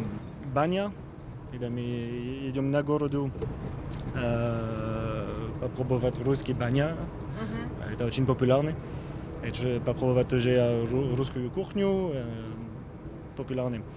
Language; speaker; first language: Russian; non-native, learner; French